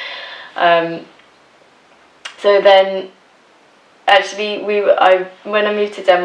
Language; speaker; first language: English; native; English